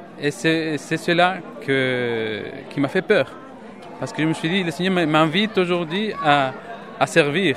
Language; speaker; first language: French; non-native, fluent; Spanish